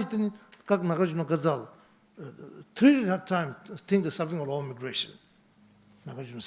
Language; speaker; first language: Russian; non-native, learner; Tibetan